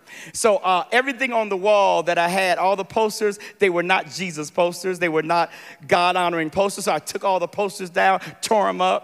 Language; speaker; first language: English; native; English